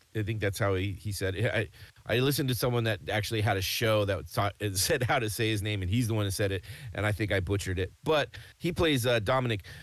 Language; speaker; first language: English; native; English